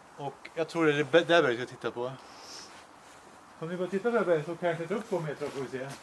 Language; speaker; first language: Swedish; native; Swedish